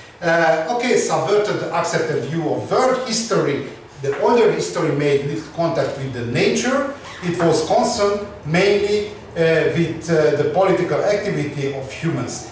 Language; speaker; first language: English; non-native, learner; Hungarian